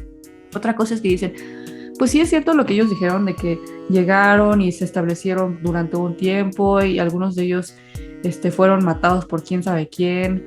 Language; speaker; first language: Spanish; native; Spanish